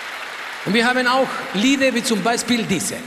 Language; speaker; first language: German; non-native, learner; Spanish